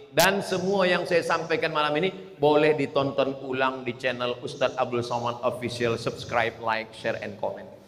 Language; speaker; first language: Malay; native; Malay